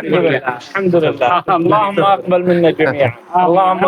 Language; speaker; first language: Arabic; native; Arabic